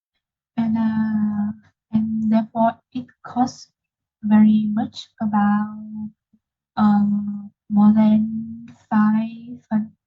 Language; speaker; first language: English; non-native, learner; Vietnamese